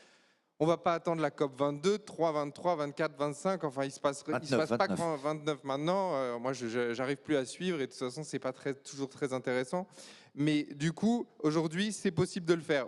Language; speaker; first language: French; native; French